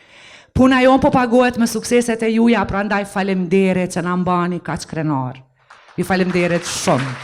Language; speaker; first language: Albanian; native; Albanian